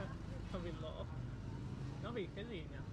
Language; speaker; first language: Vietnamese; non-native, fluent; English